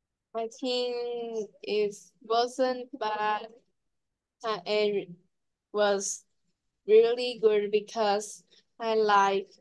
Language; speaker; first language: English; non-native, learner; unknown